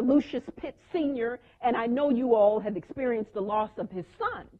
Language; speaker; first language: English; native; English